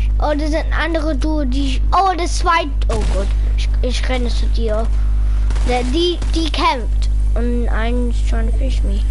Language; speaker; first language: German; non-native, learner; English